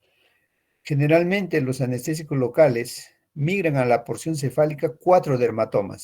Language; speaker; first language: Spanish; native; Spanish